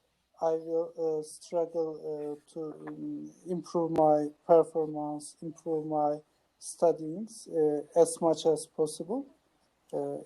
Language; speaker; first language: English; non-native, learner; Turkish